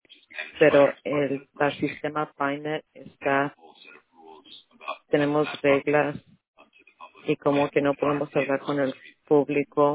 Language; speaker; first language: Spanish; early bilingual, heritage; Spanish